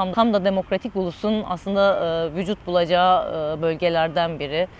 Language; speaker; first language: Turkish; native; Turkish